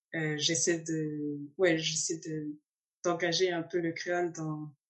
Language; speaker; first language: French; native; French